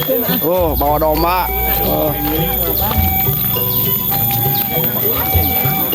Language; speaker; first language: Indonesian; non-native, local second language; Sundanese